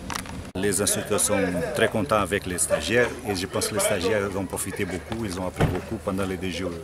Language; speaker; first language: French; non-native, fluent; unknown